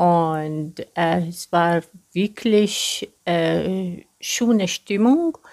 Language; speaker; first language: German; non-native, learner; Arabic